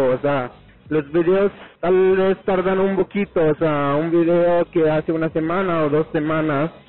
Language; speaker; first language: Spanish; non-native, fluent; Arabic